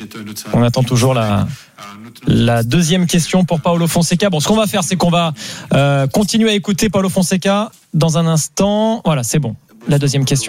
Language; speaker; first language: French; native; French